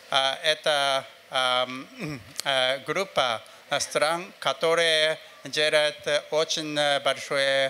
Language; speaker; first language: Russian; non-native, fluent; Japanese